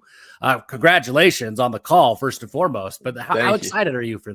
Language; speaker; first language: English; native; English